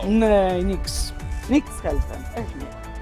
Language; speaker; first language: Dutch; non-native, learner; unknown